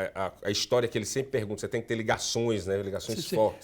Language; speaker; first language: Portuguese; native; Portuguese